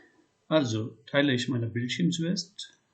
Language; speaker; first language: German; non-native, fluent; Hindi